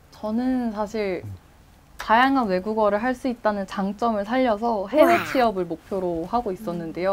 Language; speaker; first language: Korean; native; Korean